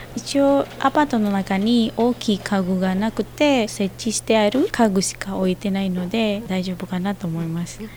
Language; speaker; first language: Japanese; non-native, fluent; Indonesian